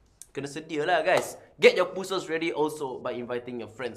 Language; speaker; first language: English; non-native, local second language; Malay